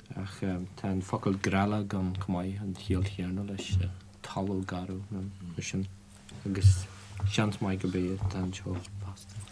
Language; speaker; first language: Irish; native; Irish